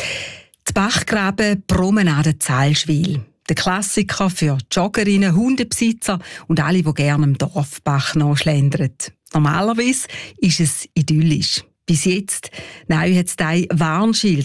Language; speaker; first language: German; native; German